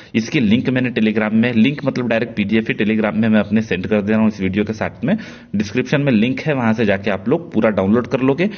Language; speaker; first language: Hindi; non-native, local second language; Marathi